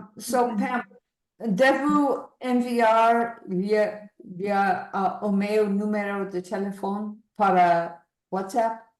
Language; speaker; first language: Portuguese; non-native, learner; English